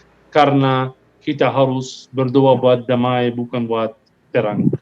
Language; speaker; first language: Indonesian; non-native, fluent; Hebrew